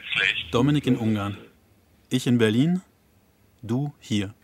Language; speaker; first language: German; native; German